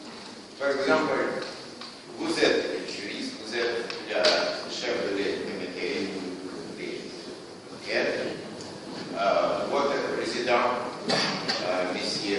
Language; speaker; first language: French; non-native, fluent; Russian